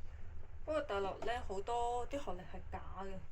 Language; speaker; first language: Cantonese; native; Cantonese